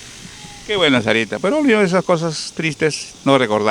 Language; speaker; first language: Spanish; native; Spanish